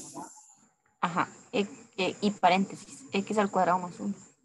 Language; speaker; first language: Spanish; native; Spanish